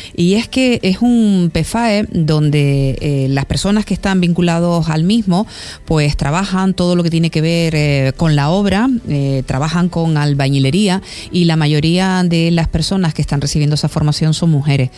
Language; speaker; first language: Spanish; native; Spanish